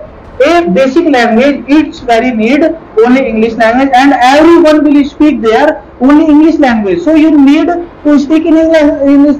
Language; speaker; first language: English; non-native, local second language; Hindi